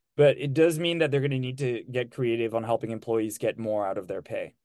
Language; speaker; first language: English; non-native, fluent; French